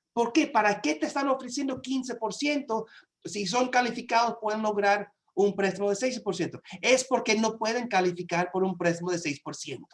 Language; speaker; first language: Spanish; early bilingual, other home language; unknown